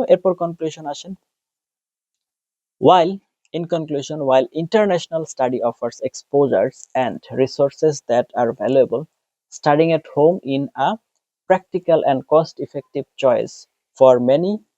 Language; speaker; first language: English; non-native, local second language; Bangla